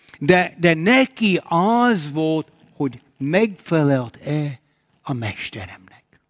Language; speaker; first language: Hungarian; non-native, fluent; English